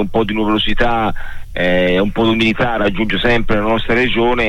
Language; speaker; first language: Italian; native; Italian